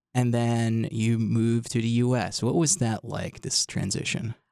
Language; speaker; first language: English; non-native, fluent; Arabic